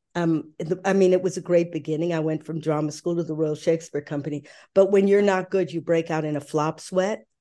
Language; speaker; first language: English; early bilingual, other home language; German